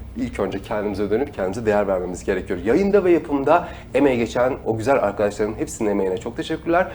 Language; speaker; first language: Turkish; native; Turkish